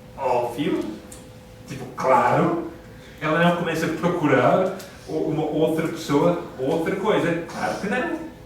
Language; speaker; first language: Portuguese; non-native, fluent; English